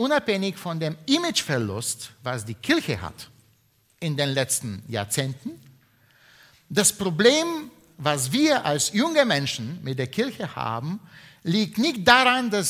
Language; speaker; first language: German; non-native, fluent; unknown